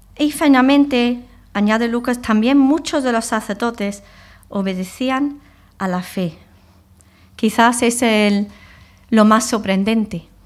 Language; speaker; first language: Spanish; non-native, fluent; English